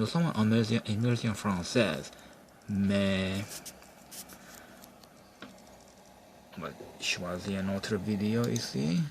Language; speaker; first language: French; non-native, local second language; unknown